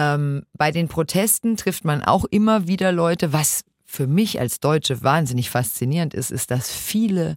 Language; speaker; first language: German; native; German